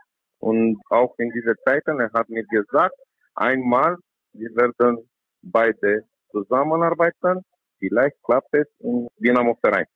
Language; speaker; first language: German; non-native, learner; Romanian